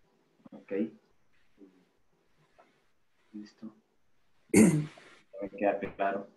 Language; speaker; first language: Spanish; native; Spanish